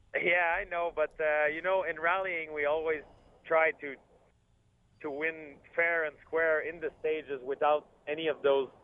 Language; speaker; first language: English; native; English